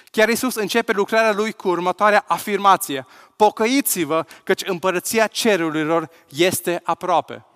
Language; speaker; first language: Romanian; non-native, local second language; Hungarian